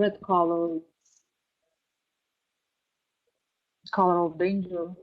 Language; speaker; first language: English; non-native, learner; Russian